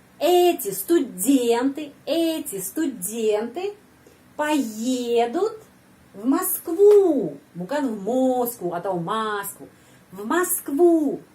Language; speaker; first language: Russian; non-native, fluent; Indonesian